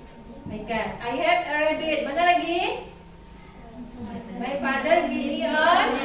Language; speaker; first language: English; non-native, learner; Indonesian